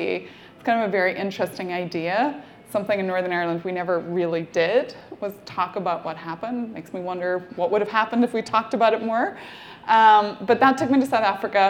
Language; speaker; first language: English; native; English